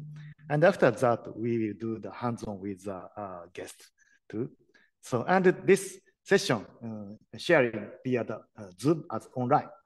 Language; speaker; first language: English; non-native, learner; Japanese